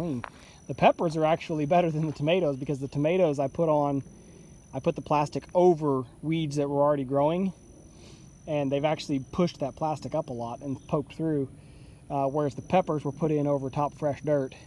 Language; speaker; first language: English; native; English